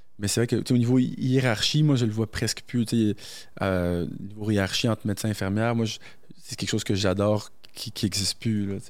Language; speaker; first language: French; early bilingual, other home language; Arabic